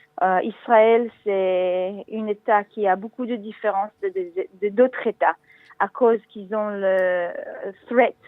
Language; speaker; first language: French; non-native, learner; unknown